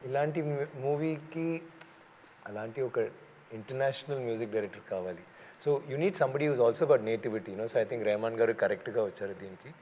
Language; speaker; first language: Telugu; non-native, local second language; Tamil